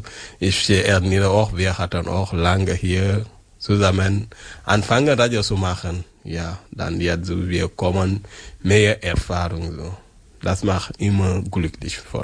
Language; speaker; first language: German; non-native, learner; French